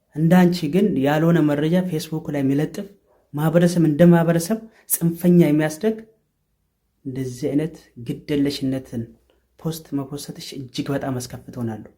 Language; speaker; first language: Amharic; non-native, local second language; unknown